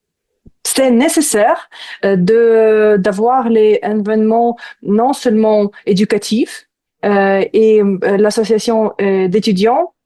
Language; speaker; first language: French; non-native, fluent; Ukrainian